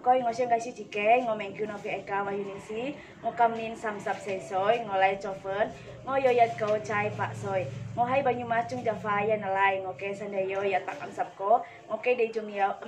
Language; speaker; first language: Cantonese; non-native, learner; Indonesian